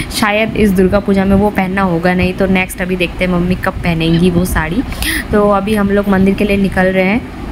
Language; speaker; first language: Hindi; non-native, local second language; Bangla